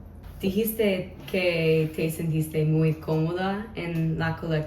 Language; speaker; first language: Spanish; non-native, learner; English